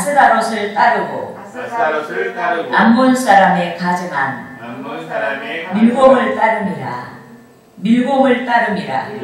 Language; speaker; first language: Korean; native; Korean